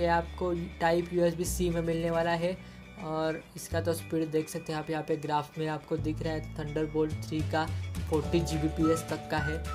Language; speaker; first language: Hindi; non-native, local second language; Marathi